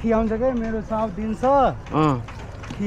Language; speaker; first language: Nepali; non-native, local second language; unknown